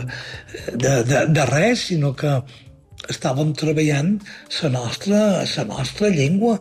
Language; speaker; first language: Catalan; native; Catalan